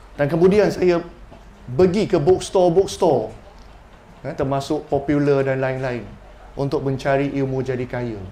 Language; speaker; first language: Malay; non-native, local second language; Chinese